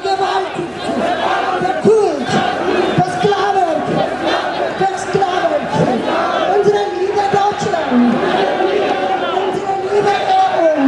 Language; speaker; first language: German; non-native, learner; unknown